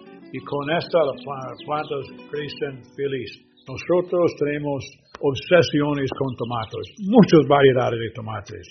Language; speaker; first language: Spanish; non-native, learner; English